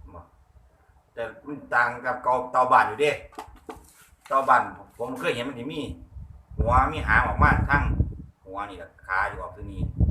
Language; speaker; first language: Thai; native; Thai